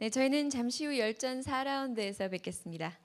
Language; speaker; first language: Korean; native; Korean